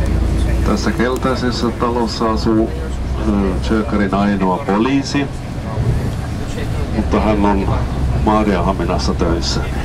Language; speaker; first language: Finnish; non-native, local second language; Swedish